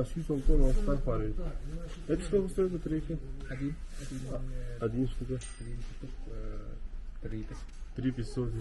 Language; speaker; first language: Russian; non-native, local second language; Yakut